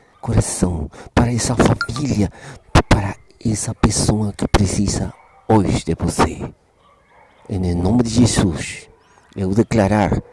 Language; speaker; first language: Portuguese; non-native, learner; Spanish